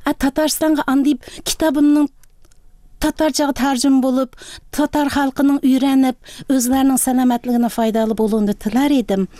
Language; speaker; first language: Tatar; early bilingual, heritage; Tatar